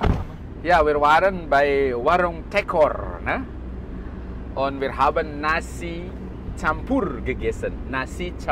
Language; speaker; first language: German; non-native, fluent; Balinese